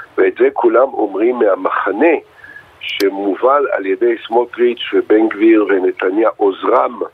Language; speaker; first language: Hebrew; native; Hebrew